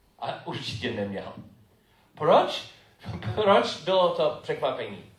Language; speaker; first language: Czech; non-native, fluent; English